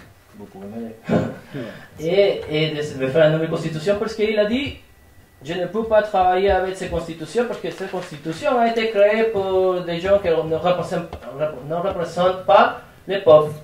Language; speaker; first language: French; non-native, fluent; Spanish